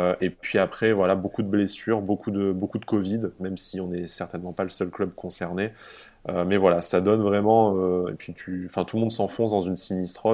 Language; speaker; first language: French; native; French